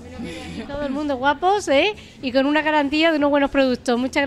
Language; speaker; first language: Spanish; native; Spanish